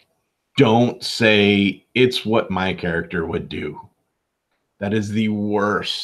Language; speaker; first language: English; native; English